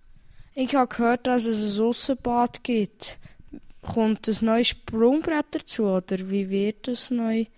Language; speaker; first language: German; native; German